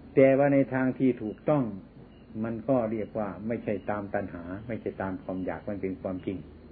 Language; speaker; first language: Thai; non-native, local second language; Lao